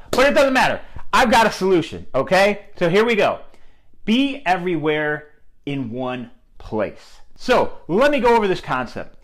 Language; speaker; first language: English; native; English